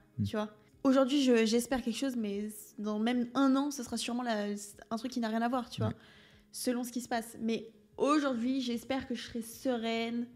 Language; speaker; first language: French; native; French